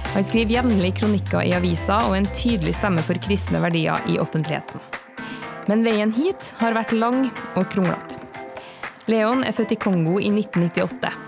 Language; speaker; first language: Norwegian; native; Norwegian